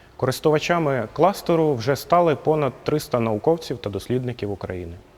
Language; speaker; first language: Ukrainian; native; Ukrainian